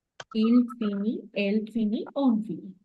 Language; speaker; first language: French; non-native, fluent; English